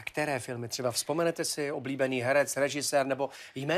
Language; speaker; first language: Czech; native; Czech